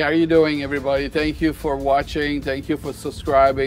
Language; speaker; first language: English; non-native, fluent; French